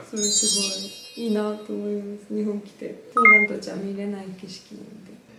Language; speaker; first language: Japanese; non-native, fluent; Polish